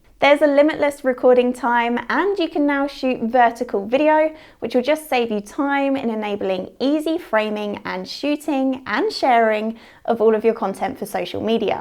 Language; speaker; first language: English; native; English